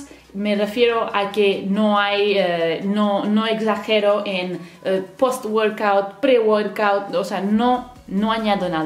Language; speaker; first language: Spanish; native; Spanish